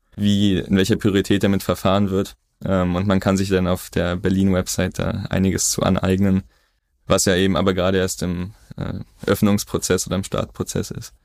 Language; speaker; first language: German; native; German